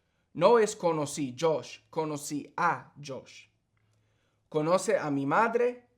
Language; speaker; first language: Spanish; early bilingual, heritage; English